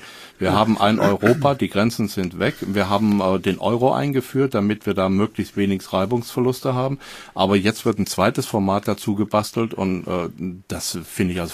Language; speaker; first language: German; native; German